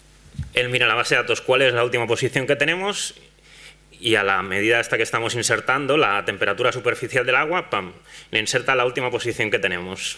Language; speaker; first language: Spanish; non-native, local second language; Catalan